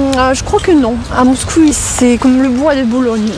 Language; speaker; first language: French; non-native, fluent; Russian